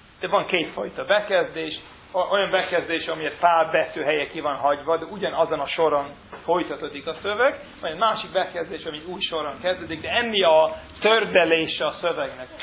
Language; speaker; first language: Hungarian; non-native, fluent; English